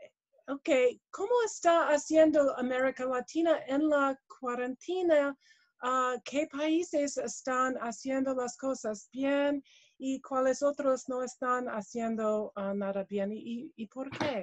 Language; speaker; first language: Spanish; non-native, learner; English